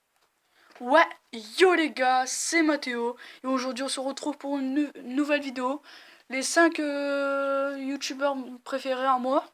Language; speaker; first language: French; native; French